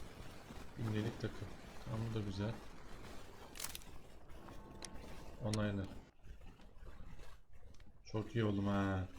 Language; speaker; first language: Turkish; native; Turkish